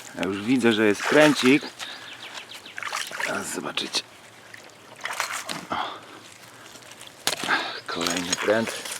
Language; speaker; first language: Polish; native; Polish